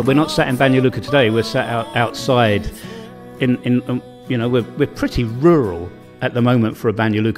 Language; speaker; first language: English; native; English